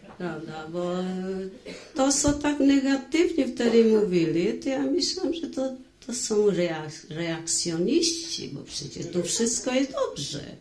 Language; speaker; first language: Polish; non-native, fluent; Vietnamese